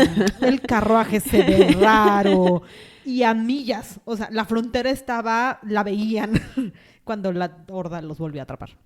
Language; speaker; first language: Spanish; native; Spanish